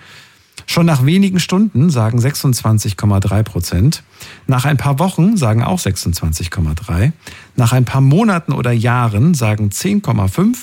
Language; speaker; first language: German; native; German